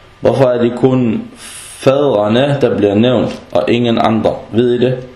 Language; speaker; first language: Danish; non-native, fluent; Arabic